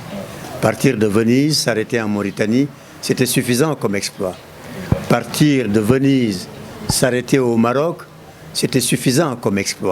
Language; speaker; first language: French; non-native, local second language; Wolof